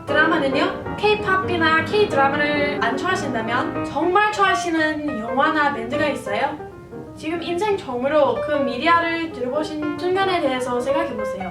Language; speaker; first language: Korean; non-native, fluent; English